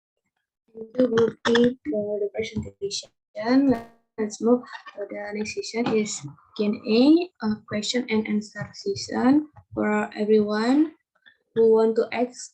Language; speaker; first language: English; non-native, learner; Indonesian